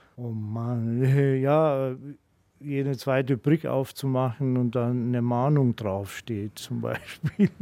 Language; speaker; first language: German; non-native, fluent; Greek